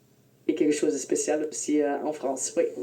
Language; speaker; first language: French; non-native, local second language; Dutch